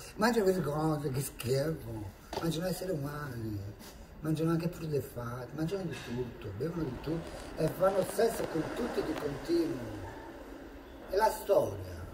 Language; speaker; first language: Italian; native; Italian